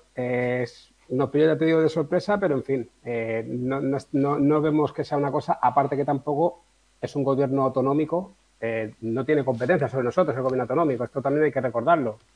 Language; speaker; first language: Spanish; native; Spanish